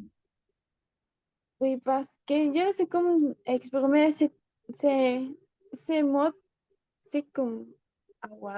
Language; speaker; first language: French; non-native, learner; Spanish